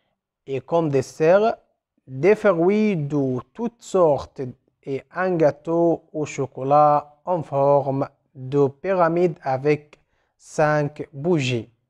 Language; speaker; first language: French; non-native, fluent; Arabic